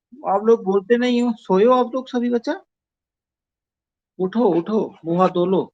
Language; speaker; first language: Hindi; non-native, local second language; Punjabi